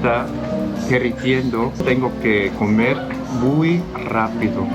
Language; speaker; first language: Spanish; non-native, fluent; Korean